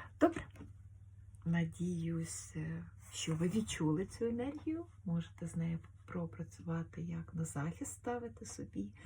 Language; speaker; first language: Ukrainian; native; Ukrainian